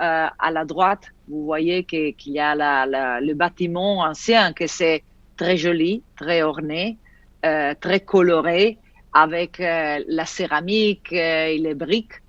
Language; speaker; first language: French; non-native, fluent; Italian